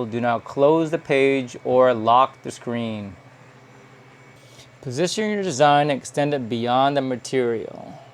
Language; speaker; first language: English; native; English